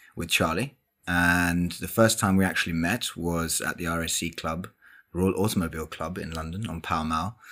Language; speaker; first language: English; native; English